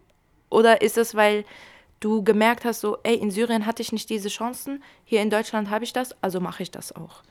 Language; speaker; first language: German; early bilingual, other home language; Kurdish